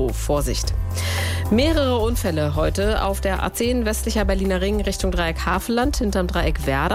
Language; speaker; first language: German; native; German